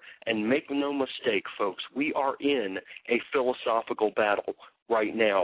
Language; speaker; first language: English; native; English